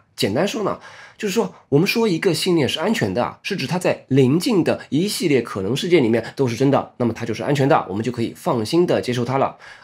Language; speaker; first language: Chinese; native; Chinese